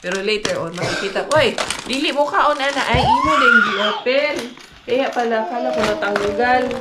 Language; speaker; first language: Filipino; non-native, local second language; Cebuano